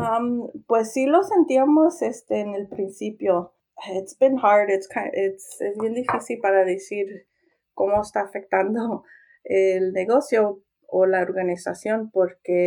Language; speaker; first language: Spanish; early bilingual, heritage; Spanish